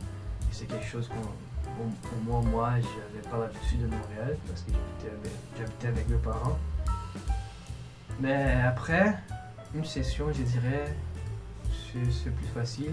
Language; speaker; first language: French; non-native, fluent; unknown